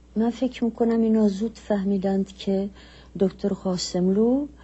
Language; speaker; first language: Persian; non-native, fluent; Czech